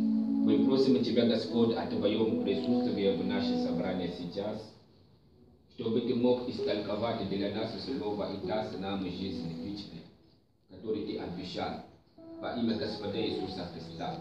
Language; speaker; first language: Russian; non-native, fluent; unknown